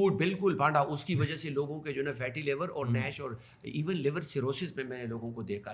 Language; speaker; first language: Urdu; non-native, local second language; Pashto